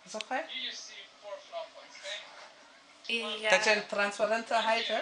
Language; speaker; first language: Dutch; non-native, fluent; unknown